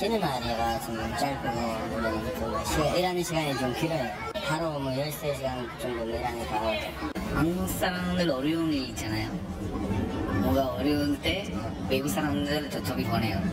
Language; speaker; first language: Korean; non-native, learner; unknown